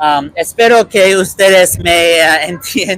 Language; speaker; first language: Spanish; non-native, learner; English